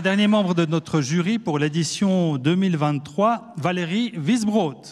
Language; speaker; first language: French; native; French